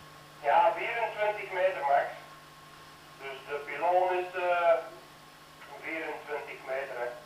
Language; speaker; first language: Dutch; native; Dutch